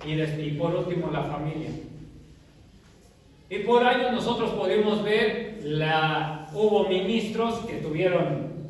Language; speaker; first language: Spanish; native; Spanish